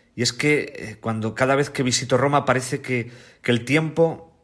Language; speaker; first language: Spanish; native; Spanish